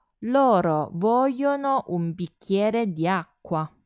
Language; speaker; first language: Italian; non-native, fluent; Chinese